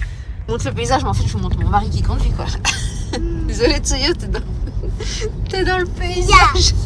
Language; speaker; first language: French; native; French